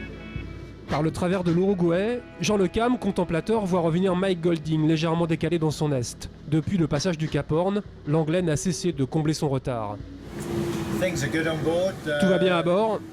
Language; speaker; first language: French; native; French